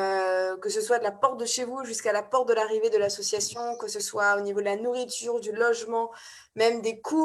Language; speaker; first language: French; native; French